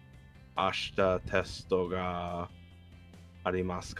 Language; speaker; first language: Japanese; non-native, learner; English